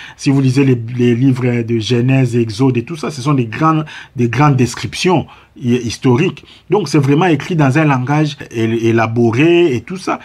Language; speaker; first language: French; non-native, local second language; Lingala